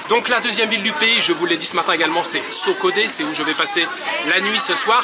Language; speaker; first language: French; native; French